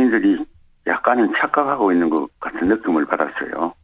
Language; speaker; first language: Korean; native; Korean